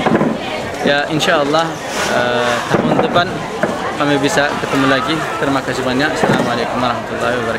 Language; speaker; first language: Indonesian; non-native, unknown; Turkish